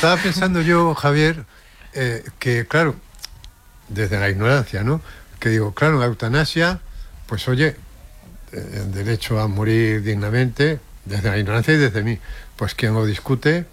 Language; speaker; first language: Spanish; native; Spanish